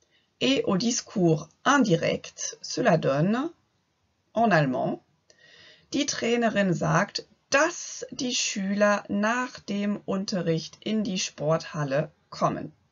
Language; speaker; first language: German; non-native, fluent; French